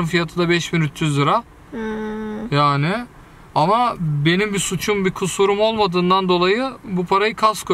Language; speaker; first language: Turkish; native; Turkish